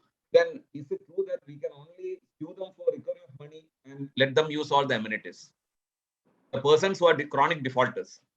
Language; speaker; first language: English; non-native, local second language; Malayalam